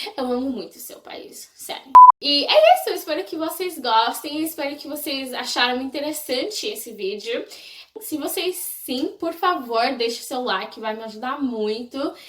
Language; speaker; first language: Portuguese; non-native, fluent; English